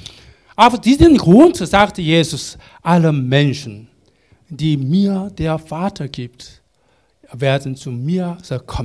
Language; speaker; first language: German; non-native, learner; Korean